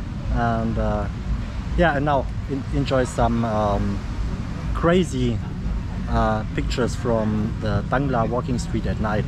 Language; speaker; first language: English; non-native, fluent; German